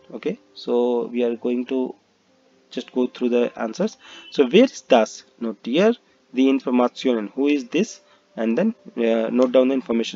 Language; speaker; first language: English; non-native, local second language; Hindi